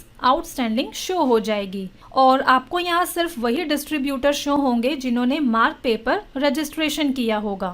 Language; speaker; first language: Hindi; native; Hindi